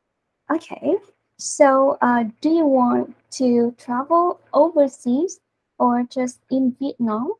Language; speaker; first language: English; non-native, learner; Vietnamese